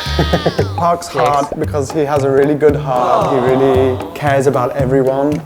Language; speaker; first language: English; native; English